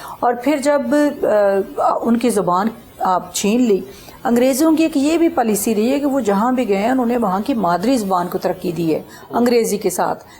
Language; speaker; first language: Urdu; non-native, local second language; Punjabi